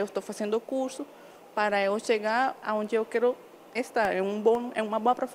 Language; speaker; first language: Portuguese; non-native, learner; Spanish